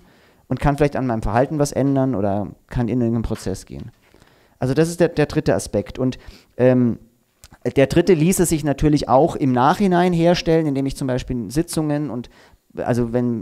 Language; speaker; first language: German; native; German